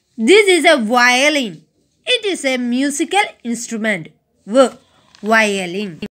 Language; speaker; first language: English; non-native, local second language; Malayalam